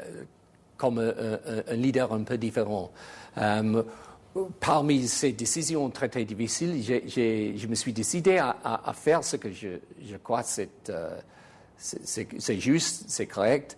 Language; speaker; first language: French; non-native, fluent; English